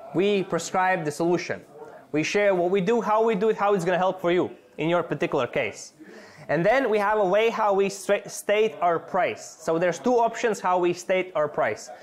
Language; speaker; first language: English; non-native, fluent; Latvian